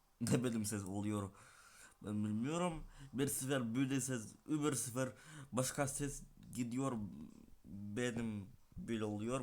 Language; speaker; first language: Turkish; non-native, learner; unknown